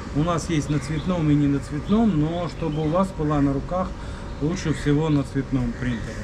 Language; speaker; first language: Russian; native; Russian